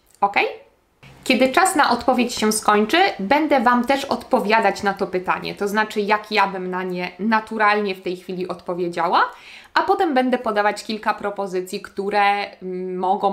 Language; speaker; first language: Polish; native; Polish